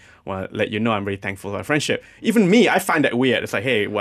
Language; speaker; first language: English; non-native, local second language; Malay